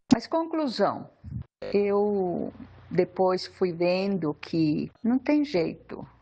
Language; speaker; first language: Portuguese; early bilingual, other home language; Spanish